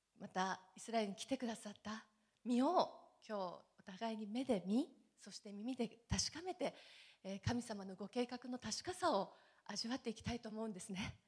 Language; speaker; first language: Japanese; native; Japanese